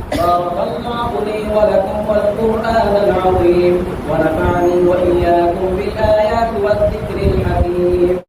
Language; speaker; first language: Arabic; non-native, fluent; Bangla